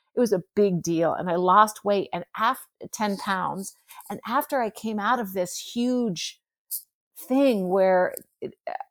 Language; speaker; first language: English; native; English